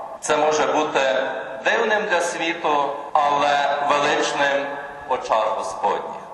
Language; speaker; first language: Ukrainian; native; Ukrainian